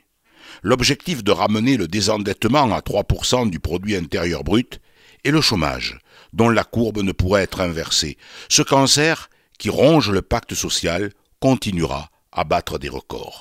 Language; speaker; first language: French; native; French